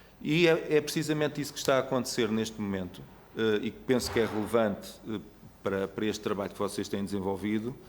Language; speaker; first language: Portuguese; native; Portuguese